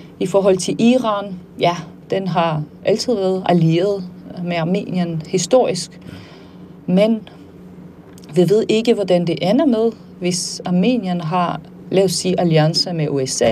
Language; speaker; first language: Danish; non-native, fluent; Armenian